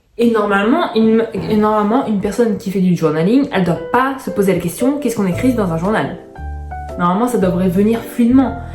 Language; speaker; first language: French; early bilingual, other home language; Arabic